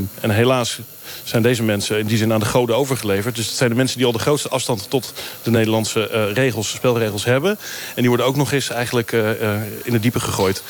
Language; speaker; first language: Dutch; native; Dutch